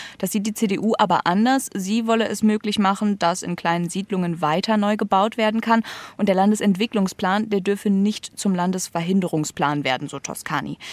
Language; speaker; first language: German; native; German